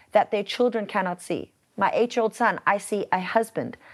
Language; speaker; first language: English; native; English